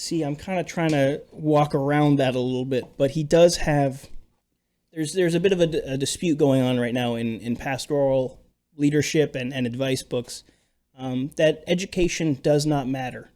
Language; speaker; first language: English; native; English